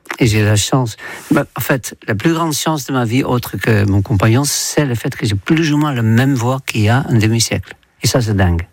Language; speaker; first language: French; non-native, fluent; Dutch